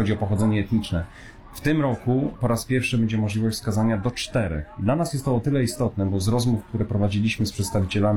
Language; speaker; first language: Polish; native; Polish